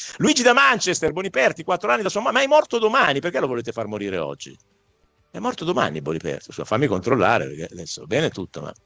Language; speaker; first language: Italian; native; Italian